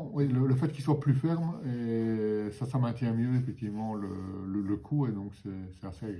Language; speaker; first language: French; native; French